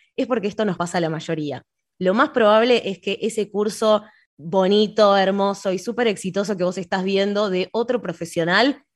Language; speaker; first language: Spanish; native; Spanish